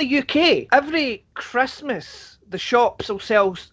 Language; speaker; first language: English; native; English